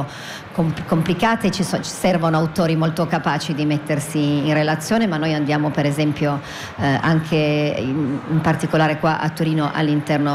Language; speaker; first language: Italian; native; Italian